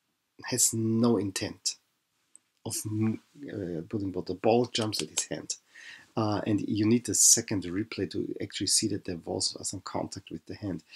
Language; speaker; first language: English; non-native, fluent; German